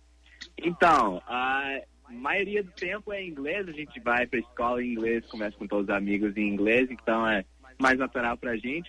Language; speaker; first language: Portuguese; early bilingual, heritage; English